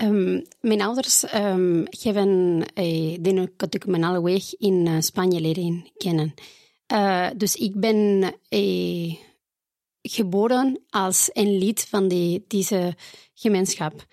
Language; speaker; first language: Dutch; non-native, fluent; Spanish